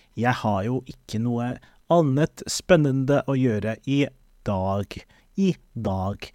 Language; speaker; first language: Norwegian; early bilingual, other home language; Somali